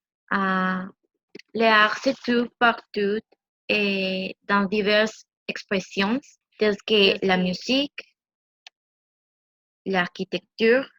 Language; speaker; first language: French; non-native, learner; Spanish